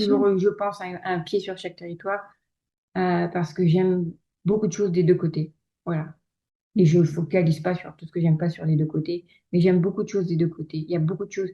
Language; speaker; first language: French; native; French